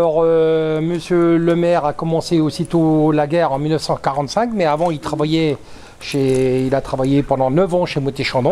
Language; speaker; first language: French; native; French